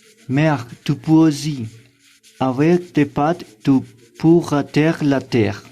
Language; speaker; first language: French; non-native, learner; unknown